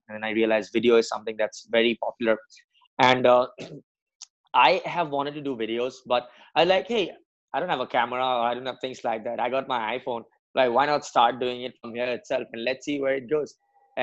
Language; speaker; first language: English; non-native, local second language; Assamese